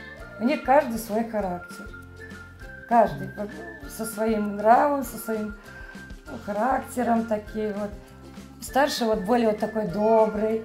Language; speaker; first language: Russian; native; Russian